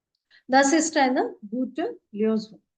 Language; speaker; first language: German; non-native, fluent; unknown